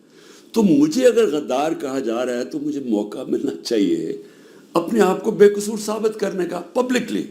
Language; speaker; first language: Urdu; native; Urdu